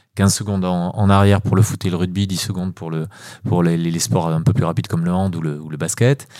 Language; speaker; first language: French; native; French